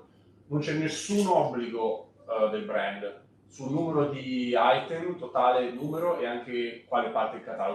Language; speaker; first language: Italian; native; Italian